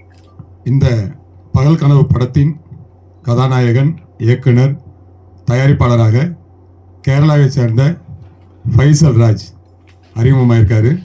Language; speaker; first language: Tamil; native; Tamil